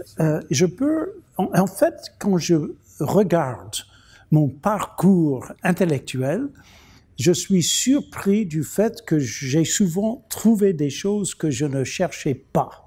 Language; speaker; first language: French; non-native, fluent; English